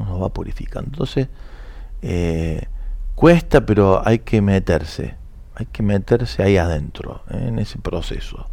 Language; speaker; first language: Spanish; native; Spanish